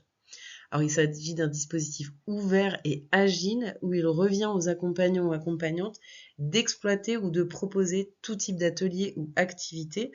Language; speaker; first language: French; native; French